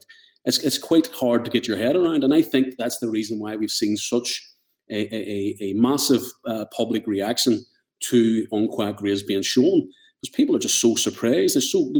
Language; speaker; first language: English; native; English